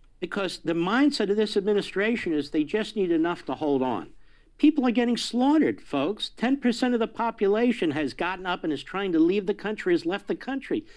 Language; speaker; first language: English; native; English